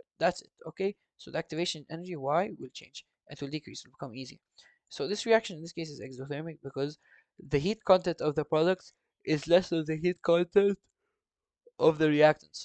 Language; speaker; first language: English; non-native, fluent; Arabic